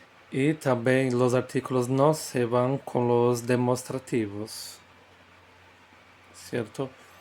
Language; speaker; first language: Spanish; non-native, fluent; Portuguese